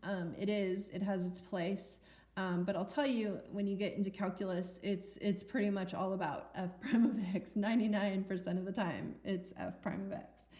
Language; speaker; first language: English; native; English